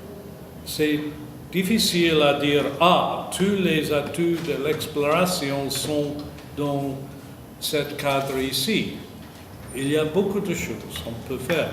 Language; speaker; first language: French; non-native, fluent; English